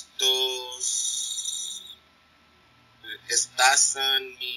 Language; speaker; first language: Spanish; non-native, learner; English